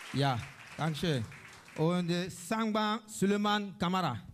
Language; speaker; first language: German; non-native, learner; Mandingo